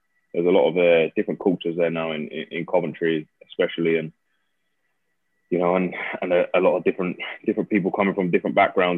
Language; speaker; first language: English; native; English